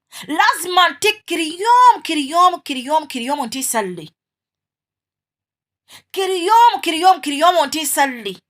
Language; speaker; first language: Arabic; non-native, learner; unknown